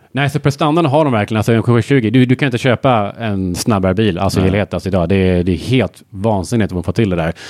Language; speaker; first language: Swedish; early bilingual, heritage; Swedish